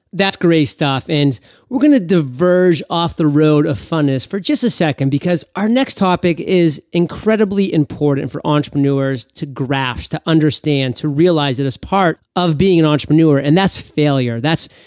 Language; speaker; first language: English; native; English